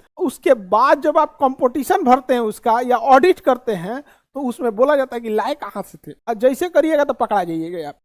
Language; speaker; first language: Hindi; native; Hindi